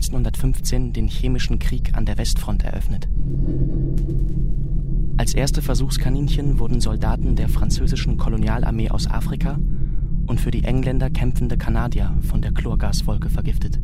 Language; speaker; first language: German; native; German